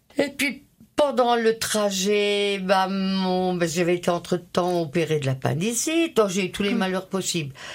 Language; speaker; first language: French; early bilingual, other home language; Italian